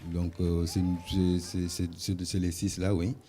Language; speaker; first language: French; non-native, local second language; Wolof